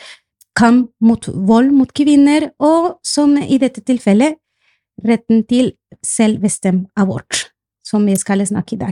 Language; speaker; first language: Norwegian; non-native, fluent; Spanish